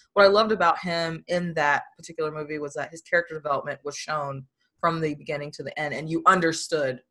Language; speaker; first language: English; native; English